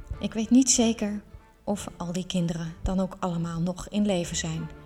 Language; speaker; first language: Dutch; native; Dutch